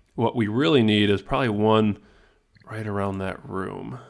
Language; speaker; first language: English; native; English